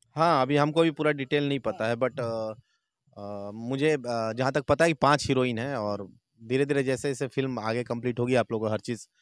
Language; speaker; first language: Hindi; native; Hindi